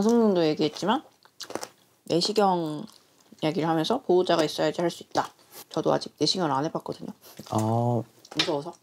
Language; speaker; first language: Korean; native; Korean